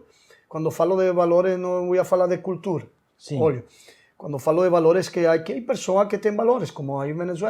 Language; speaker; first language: Portuguese; non-native, learner; Spanish